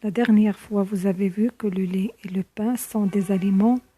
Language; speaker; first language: French; non-native, local second language; Arabic